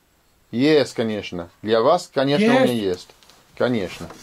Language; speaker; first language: Russian; non-native, learner; English